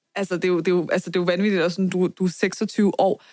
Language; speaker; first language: Danish; early bilingual, other home language; Persian